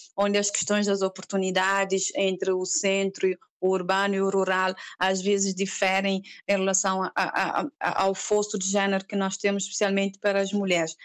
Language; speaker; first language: Portuguese; non-native, local second language; Kabuverdianu